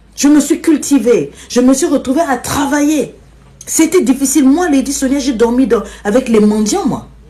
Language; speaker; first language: French; non-native, local second language; Lingala